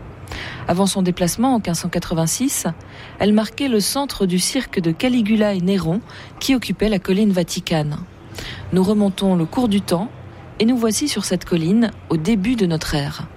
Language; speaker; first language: French; native; French